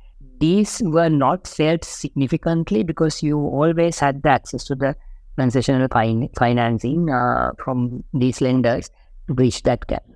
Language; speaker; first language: English; non-native, local second language; Sinhala